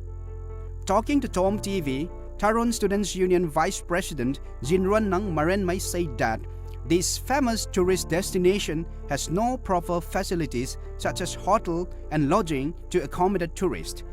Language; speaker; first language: English; non-native, local second language; Manipuri